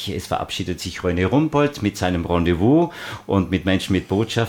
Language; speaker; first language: German; native; German